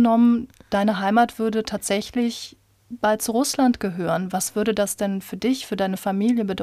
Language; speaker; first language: German; native; German